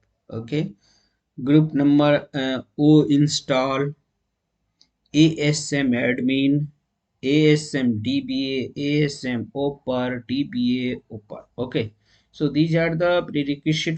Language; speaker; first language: English; non-native, local second language; Hindi